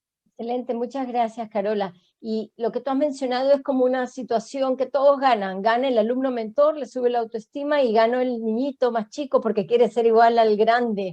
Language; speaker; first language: Spanish; native; Spanish